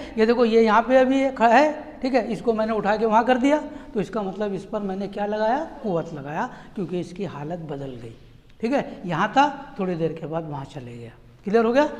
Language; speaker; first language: Hindi; non-native, local second language; Urdu